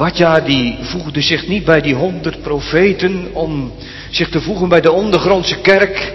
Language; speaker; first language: Dutch; native; Dutch